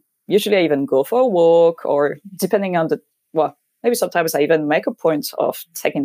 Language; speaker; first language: English; non-native, fluent; French